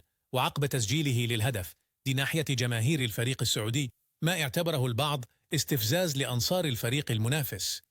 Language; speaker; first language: Arabic; native; Arabic